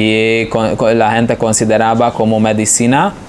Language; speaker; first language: Spanish; non-native, fluent; Hungarian